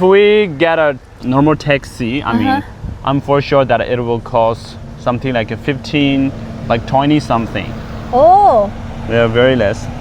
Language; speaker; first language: English; non-native, learner; Chinese